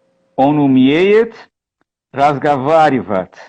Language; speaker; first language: Russian; non-native, learner; Portuguese